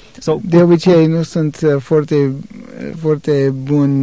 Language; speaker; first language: Romanian; non-native, learner; English